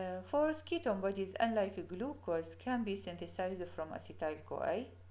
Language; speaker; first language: English; non-native, fluent; Arabic